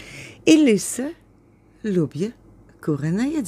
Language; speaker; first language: Polish; non-native, learner; Dutch